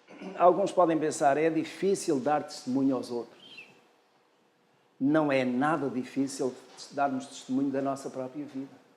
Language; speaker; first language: Portuguese; native; Portuguese